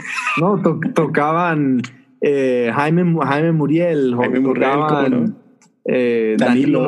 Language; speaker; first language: Spanish; early bilingual, heritage; Spanish